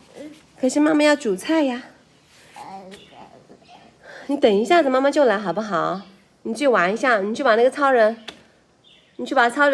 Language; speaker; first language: Chinese; native; Chinese